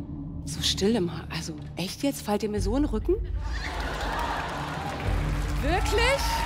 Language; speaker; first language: German; native; German